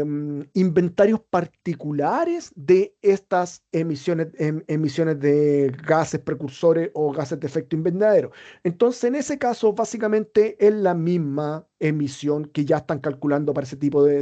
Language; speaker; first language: Spanish; native; Spanish